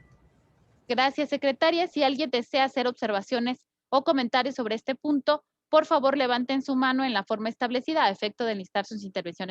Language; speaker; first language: Spanish; native; Spanish